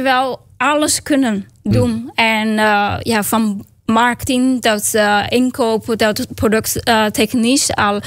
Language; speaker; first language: Dutch; non-native, learner; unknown